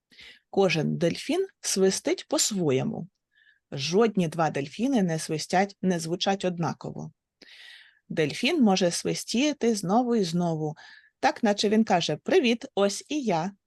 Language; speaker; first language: Ukrainian; native; Ukrainian